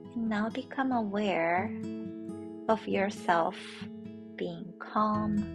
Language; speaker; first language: English; non-native, fluent; Japanese